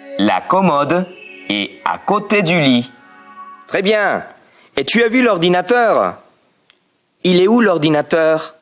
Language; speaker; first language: French; non-native, fluent; Spanish